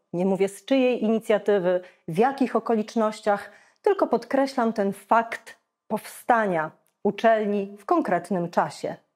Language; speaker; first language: Polish; native; Polish